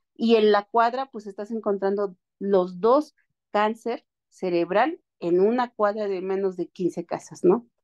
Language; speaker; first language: Spanish; native; Spanish